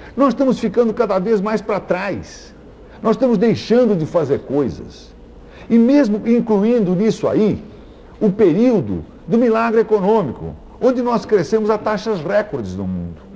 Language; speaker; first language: Portuguese; native; Portuguese